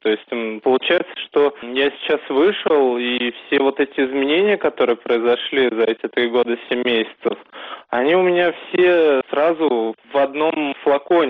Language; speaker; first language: Russian; native; Russian